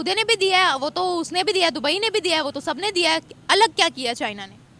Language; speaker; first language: Hindi; native; Hindi